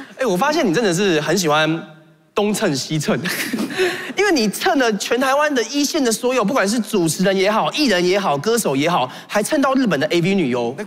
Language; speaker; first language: Chinese; native; Chinese